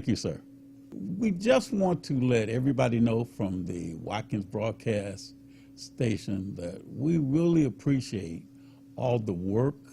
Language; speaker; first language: English; native; English